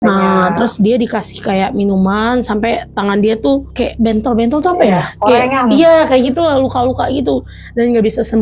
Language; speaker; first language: Indonesian; native; Indonesian